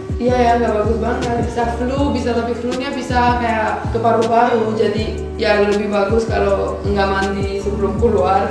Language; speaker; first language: Indonesian; non-native, fluent; Romanian